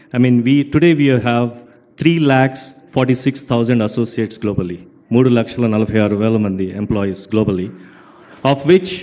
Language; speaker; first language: English; non-native, local second language; Telugu